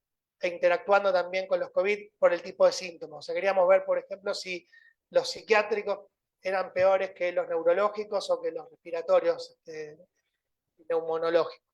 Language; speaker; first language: Spanish; native; Spanish